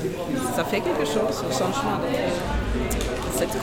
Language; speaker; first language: French; non-native, learner; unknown